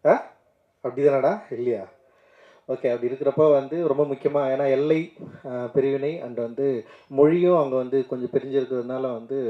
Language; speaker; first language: Tamil; native; Tamil